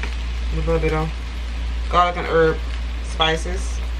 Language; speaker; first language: English; native; English